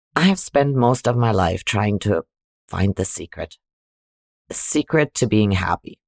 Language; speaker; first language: English; non-native, fluent; German